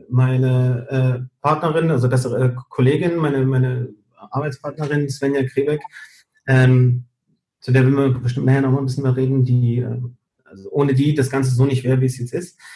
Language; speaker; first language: German; early bilingual, heritage; German